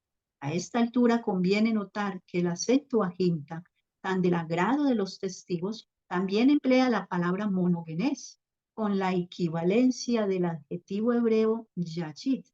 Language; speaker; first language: Spanish; native; Spanish